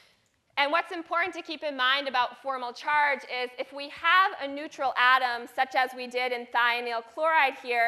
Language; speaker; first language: English; native; English